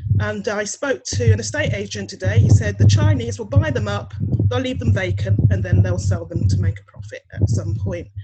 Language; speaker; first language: English; native; English